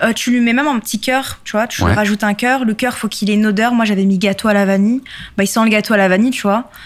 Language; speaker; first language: French; native; French